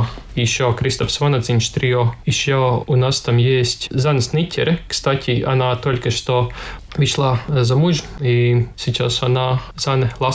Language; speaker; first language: Russian; non-native, local second language; Latvian